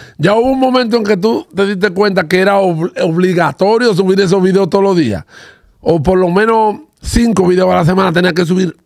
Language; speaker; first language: Spanish; native; Spanish